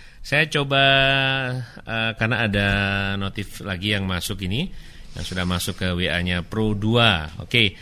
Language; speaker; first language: Indonesian; native; Indonesian